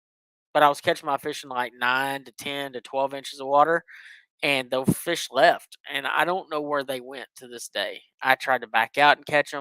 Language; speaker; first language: English; native; English